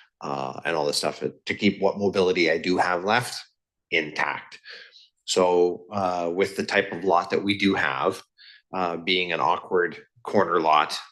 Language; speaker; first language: English; native; English